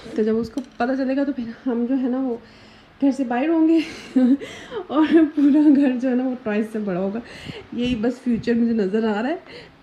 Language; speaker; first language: Urdu; native; Urdu